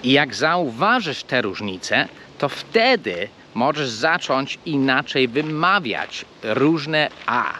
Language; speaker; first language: Polish; non-native, fluent; English